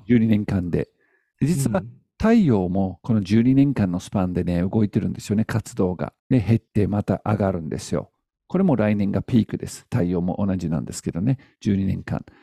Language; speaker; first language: Japanese; non-native, fluent; English